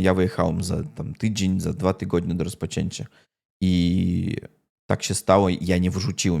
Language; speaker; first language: Polish; non-native, learner; Russian